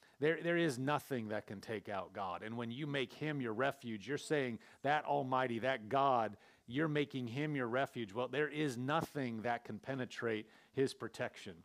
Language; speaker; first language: English; native; English